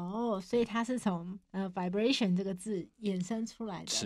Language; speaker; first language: Chinese; native; Chinese